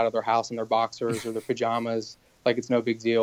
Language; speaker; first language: English; native; English